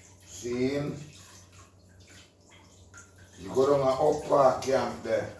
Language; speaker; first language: English; non-native, local second language; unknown